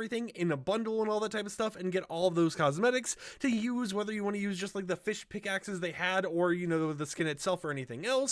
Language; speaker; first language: English; native; English